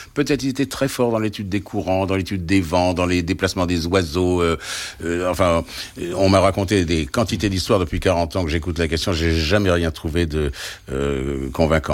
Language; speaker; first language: French; native; French